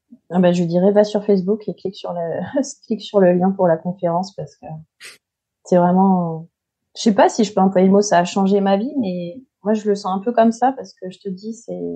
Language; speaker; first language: French; native; French